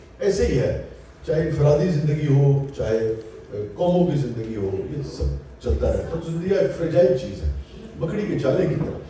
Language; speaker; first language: Urdu; non-native, local second language; Punjabi